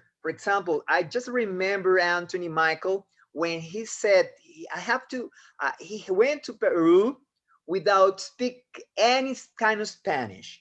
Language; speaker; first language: English; non-native, fluent; Spanish